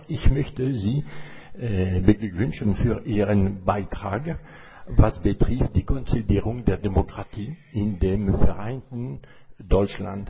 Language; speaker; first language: German; non-native, fluent; French